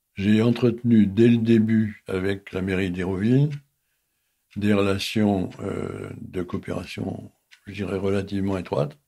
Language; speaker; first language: French; native; French